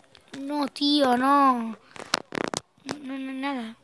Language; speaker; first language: Spanish; native; Spanish